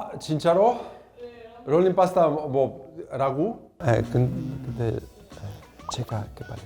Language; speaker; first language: Korean; non-native, fluent; Italian